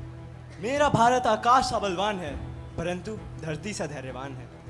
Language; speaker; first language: Hindi; native; Hindi